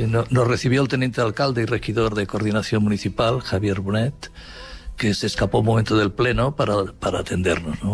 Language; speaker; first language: Spanish; native; Spanish